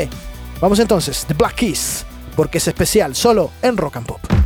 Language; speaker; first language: Spanish; native; Spanish